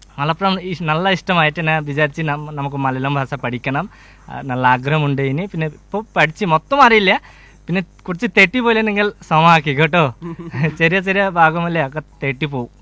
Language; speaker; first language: Malayalam; non-native, local second language; Bangla